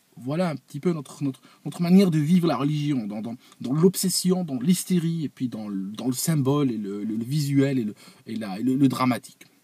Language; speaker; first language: French; non-native, local second language; Arabic